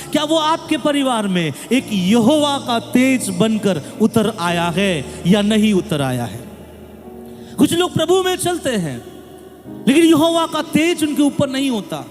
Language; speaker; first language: Hindi; non-native, local second language; Bangla